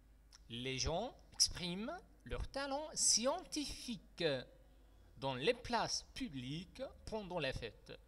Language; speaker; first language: French; non-native, fluent; Arabic